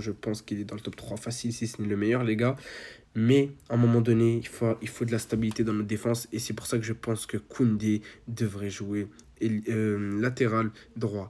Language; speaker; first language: French; native; French